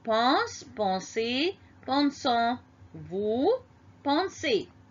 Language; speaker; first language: French; non-native, fluent; Arabic